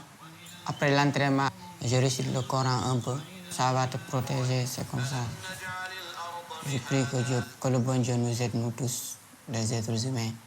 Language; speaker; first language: French; non-native, local second language; Wolof